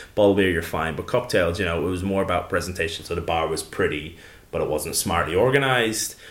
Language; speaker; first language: English; native; English